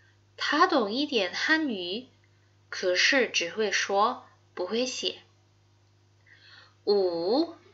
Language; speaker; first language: Chinese; non-native, fluent; Indonesian